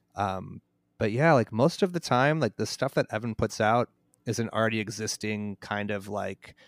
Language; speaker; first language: English; native; English